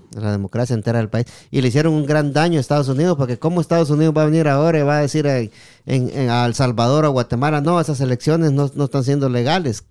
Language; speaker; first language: Spanish; native; Spanish